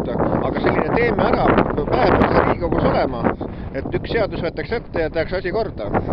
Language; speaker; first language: Estonian; native; Estonian